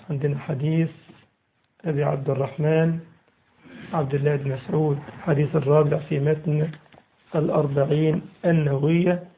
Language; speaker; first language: Arabic; native; Arabic